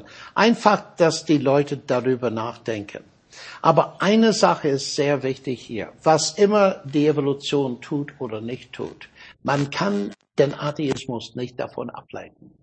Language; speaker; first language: German; non-native, fluent; English